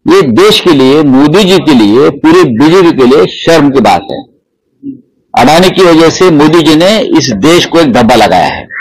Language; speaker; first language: Hindi; non-native, local second language; Marathi